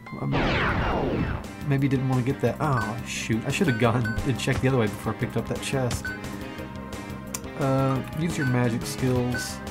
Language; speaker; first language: English; native; English